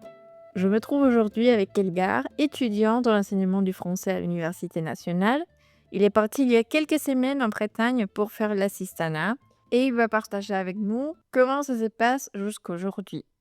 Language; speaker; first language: French; non-native, fluent; Spanish